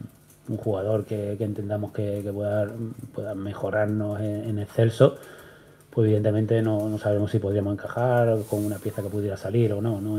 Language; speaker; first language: Spanish; native; Spanish